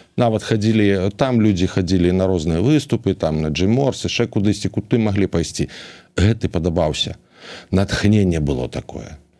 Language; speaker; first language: Belarusian; native; Belarusian